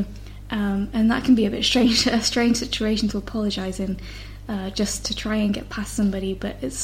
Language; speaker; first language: English; native; English